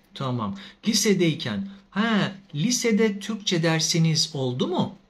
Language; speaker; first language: Turkish; native; Turkish